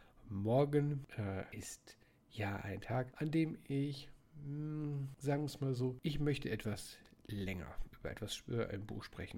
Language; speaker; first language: German; native; German